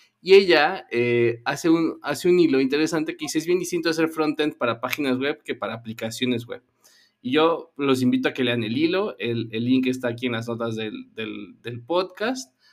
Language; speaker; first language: Spanish; native; Spanish